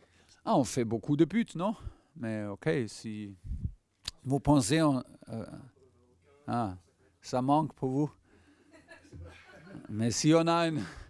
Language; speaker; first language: French; non-native, fluent; German